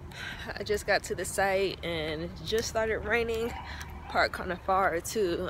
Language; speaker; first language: English; native; English